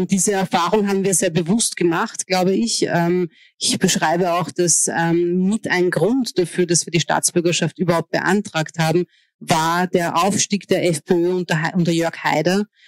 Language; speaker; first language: German; early bilingual, other home language; Hungarian